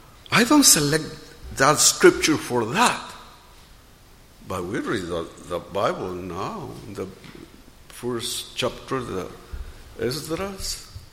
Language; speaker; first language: English; non-native, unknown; Spanish